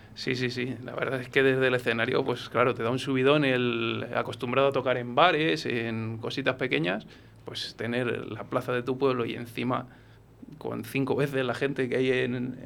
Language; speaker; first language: Spanish; native; Spanish